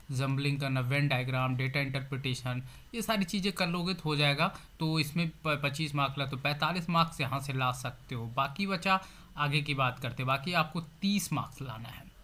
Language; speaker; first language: Hindi; native; Hindi